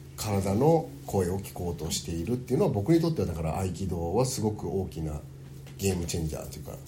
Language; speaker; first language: Japanese; early bilingual, heritage; Japanese